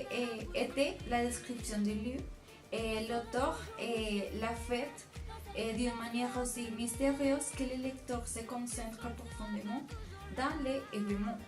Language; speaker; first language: French; non-native, fluent; Spanish